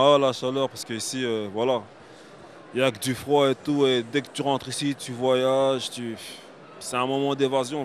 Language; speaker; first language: French; native; French